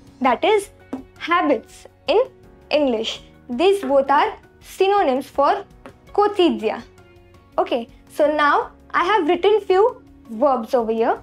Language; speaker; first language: English; non-native, local second language; Hindi